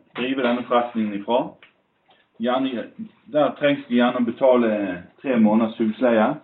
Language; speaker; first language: Norwegian; native; Norwegian